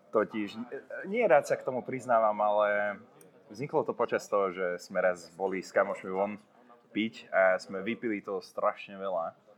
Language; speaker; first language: Slovak; non-native, local second language; Hungarian